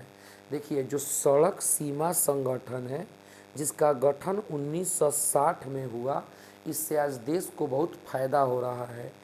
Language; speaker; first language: Hindi; native; Hindi